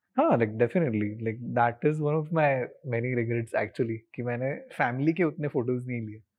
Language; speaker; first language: Hindi; native; Hindi